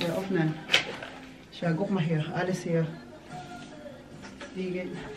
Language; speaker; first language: German; non-native, learner; Filipino